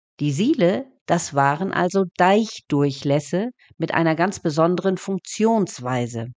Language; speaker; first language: German; native; German